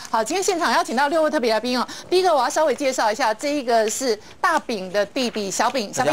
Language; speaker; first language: Chinese; native; Chinese